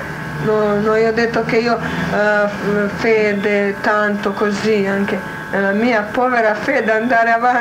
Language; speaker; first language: Italian; non-native, learner; Croatian